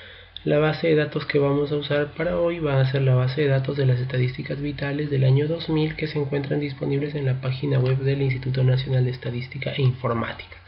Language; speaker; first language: Spanish; native; Spanish